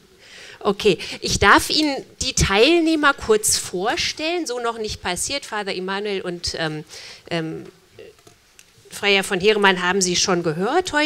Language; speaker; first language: German; native; German